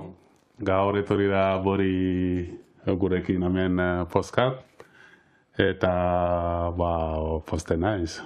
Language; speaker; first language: Basque; non-native, local second language; Spanish